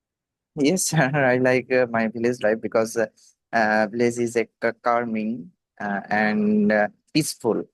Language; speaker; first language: English; non-native, learner; Bangla